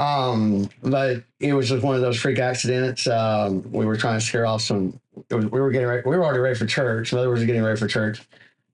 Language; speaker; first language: English; native; English